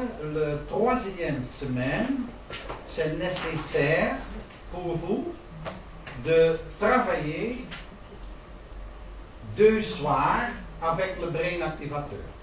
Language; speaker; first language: French; non-native, learner; Dutch